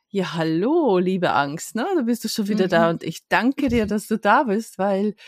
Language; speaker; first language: German; non-native, fluent; Hungarian